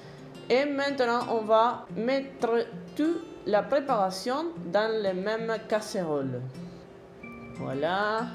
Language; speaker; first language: French; non-native, learner; Spanish